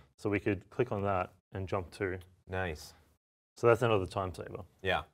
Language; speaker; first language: English; native; English